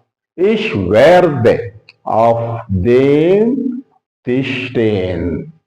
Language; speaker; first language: German; non-native, fluent; Urdu